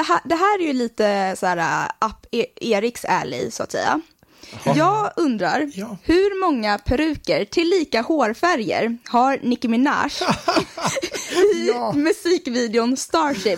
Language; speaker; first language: Swedish; native; Swedish